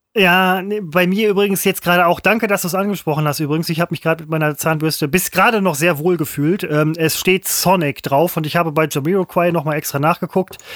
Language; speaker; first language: German; native; German